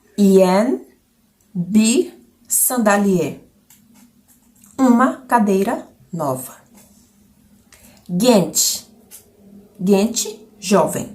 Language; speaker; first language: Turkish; non-native, learner; Portuguese